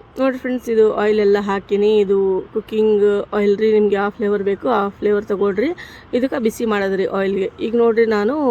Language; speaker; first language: Kannada; native; Kannada